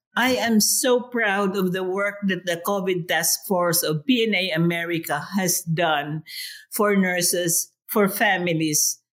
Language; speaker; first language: English; non-native, local second language; Hiligaynon